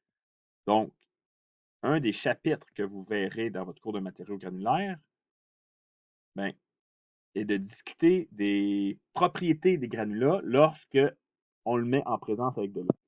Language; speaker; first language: French; native; French